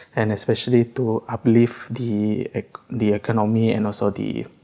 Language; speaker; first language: English; non-native, local second language; Malay